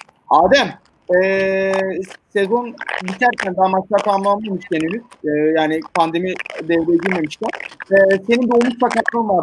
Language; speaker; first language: Turkish; native; Turkish